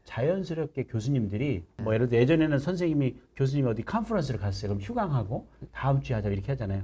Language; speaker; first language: Korean; native; Korean